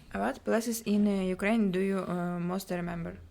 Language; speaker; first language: English; non-native, learner; Ukrainian